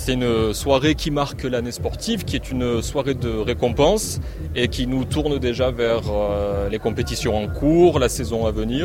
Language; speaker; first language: French; native; French